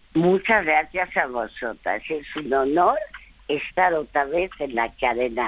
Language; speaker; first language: Spanish; early bilingual, other home language; French